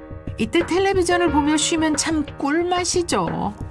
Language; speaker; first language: Korean; native; Korean